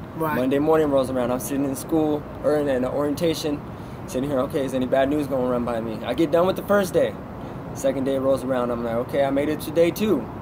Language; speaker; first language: English; native; English